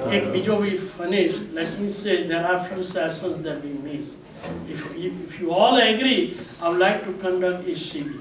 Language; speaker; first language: English; non-native, local second language; Gujarati